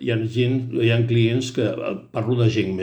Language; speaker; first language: Catalan; native; Catalan